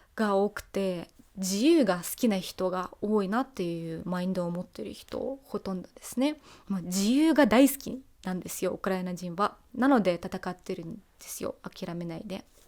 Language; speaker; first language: Japanese; non-native, fluent; Russian